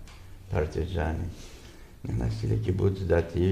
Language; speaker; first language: Hebrew; non-native, fluent; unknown